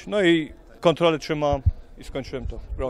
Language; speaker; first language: Polish; early bilingual, heritage; Polish